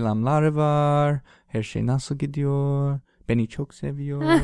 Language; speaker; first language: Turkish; non-native, learner; English